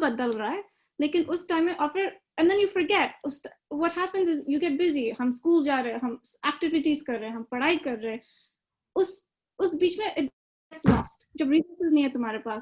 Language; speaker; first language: Hindi; early bilingual, other home language; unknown